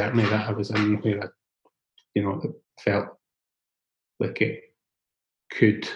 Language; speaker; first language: English; native; English